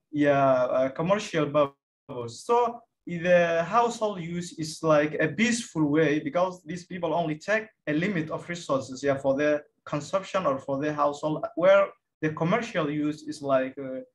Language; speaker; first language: English; non-native, fluent; Somali